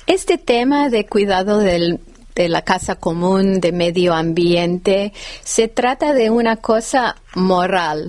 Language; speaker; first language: Spanish; non-native, fluent; English